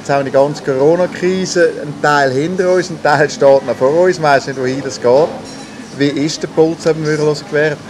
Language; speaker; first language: German; native; German